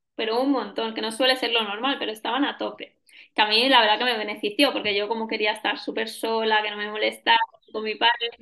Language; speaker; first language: Spanish; native; Spanish